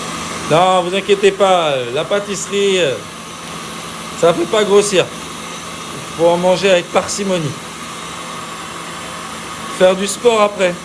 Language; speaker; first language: French; native; French